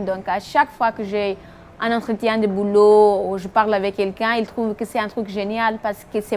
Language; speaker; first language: French; non-native, fluent; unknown